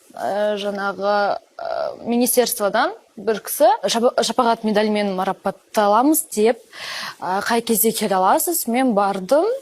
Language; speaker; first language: Kazakh; non-native, local second language; Russian